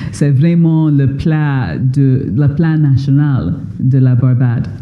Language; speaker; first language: French; non-native, fluent; English